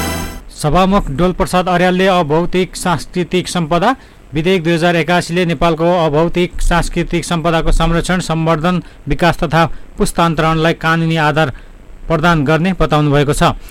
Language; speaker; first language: Nepali; native; Nepali